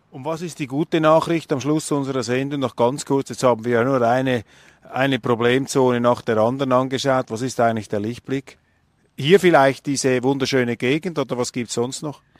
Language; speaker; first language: German; native; German